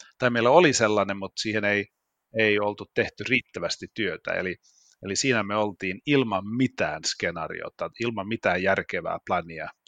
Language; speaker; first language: Finnish; non-native, local second language; Swedish